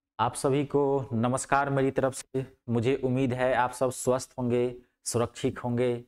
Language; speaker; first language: Hindi; native; Hindi